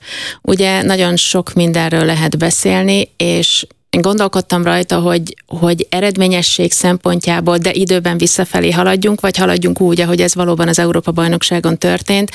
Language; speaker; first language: Hungarian; native; Hungarian